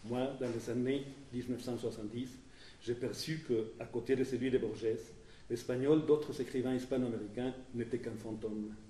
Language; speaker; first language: French; non-native, fluent; Spanish